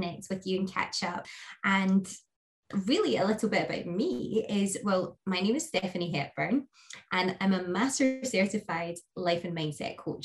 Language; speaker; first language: English; native; English